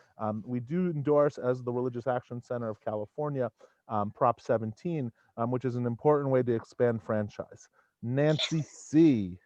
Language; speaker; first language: English; native; English